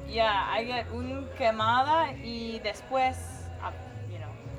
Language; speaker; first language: Spanish; non-native, learner; English